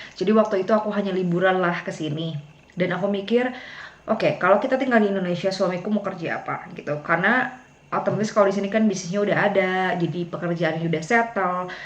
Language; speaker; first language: Indonesian; native; Indonesian